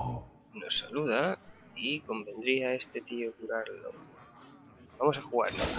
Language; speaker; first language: Spanish; native; Spanish